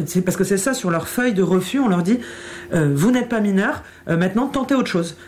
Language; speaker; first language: French; native; French